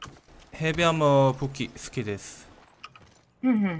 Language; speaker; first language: Japanese; non-native, learner; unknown